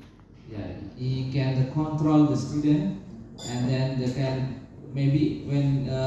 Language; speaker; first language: English; non-native, learner; Indonesian